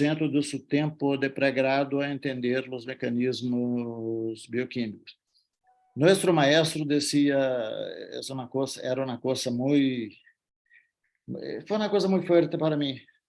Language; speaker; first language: Spanish; non-native, fluent; Portuguese